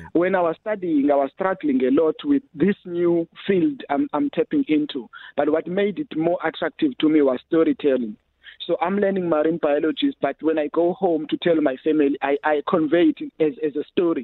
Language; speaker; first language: English; non-native, local second language; Xhosa